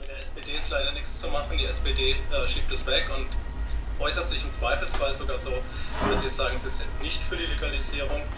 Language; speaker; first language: German; native; German